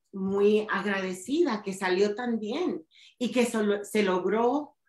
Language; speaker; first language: Spanish; early bilingual, heritage; Spanish